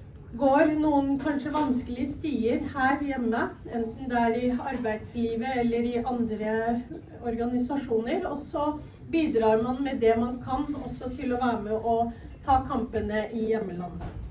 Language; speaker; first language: Norwegian; early bilingual, other home language; Urdu